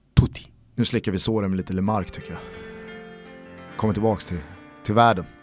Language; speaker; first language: Swedish; native; Swedish